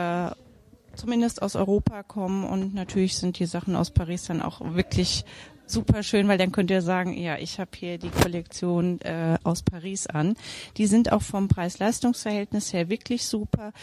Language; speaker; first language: German; native; German